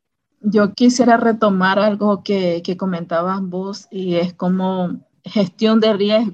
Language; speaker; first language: Spanish; native; Spanish